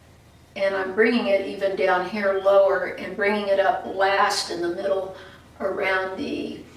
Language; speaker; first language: English; native; English